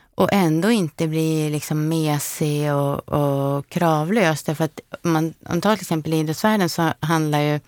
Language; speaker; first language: Swedish; native; Swedish